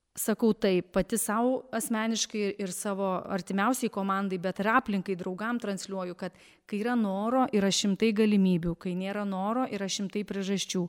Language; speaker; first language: Lithuanian; native; Lithuanian